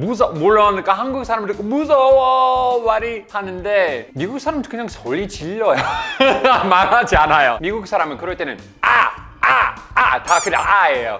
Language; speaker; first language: Korean; non-native, fluent; English